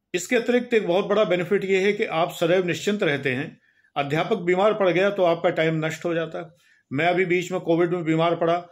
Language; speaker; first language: Hindi; native; Hindi